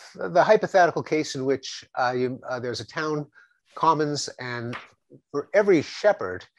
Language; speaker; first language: English; native; English